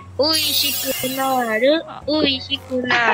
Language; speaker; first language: Japanese; non-native, learner; Korean